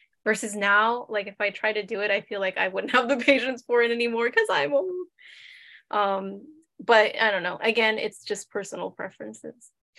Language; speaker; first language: English; native; English